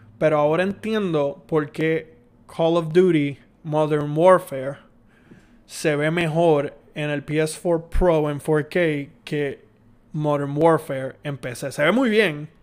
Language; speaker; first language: Spanish; native; Spanish